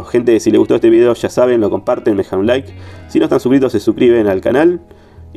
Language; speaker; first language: Spanish; native; Spanish